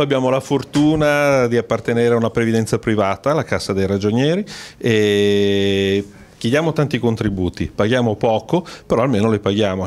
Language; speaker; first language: Italian; native; Italian